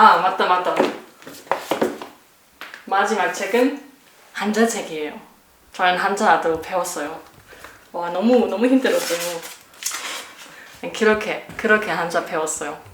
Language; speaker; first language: Korean; non-native, learner; German